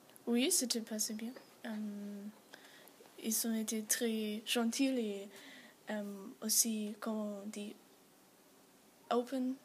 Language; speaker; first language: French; non-native, learner; German